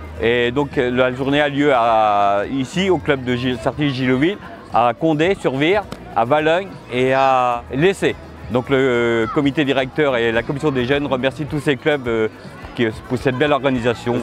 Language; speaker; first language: French; native; French